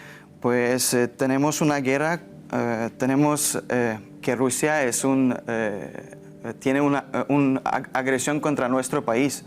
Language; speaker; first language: Spanish; non-native, learner; Ukrainian